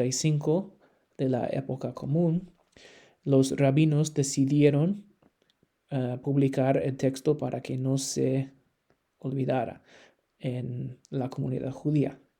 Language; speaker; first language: Spanish; non-native, fluent; English